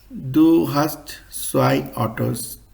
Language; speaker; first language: German; non-native, fluent; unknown